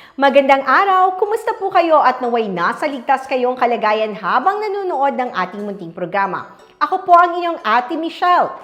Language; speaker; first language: Filipino; native; Filipino